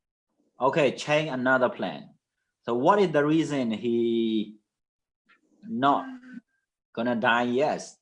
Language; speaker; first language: English; non-native, fluent; Mon